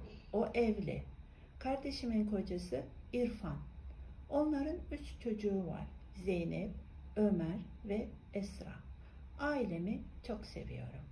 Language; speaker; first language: Turkish; non-native, fluent; Kazakh